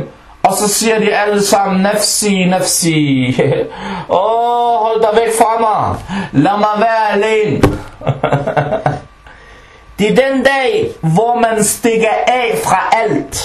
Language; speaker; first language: Danish; early bilingual, other home language; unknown